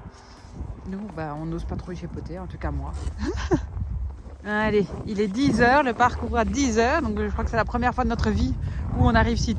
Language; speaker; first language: French; native; French